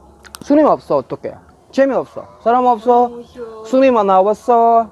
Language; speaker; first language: Korean; non-native, learner; Filipino